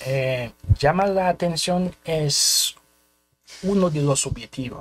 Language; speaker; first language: Spanish; non-native, fluent; Haitian Creole